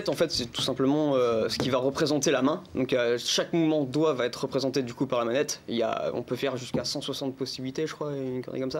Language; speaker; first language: French; native; French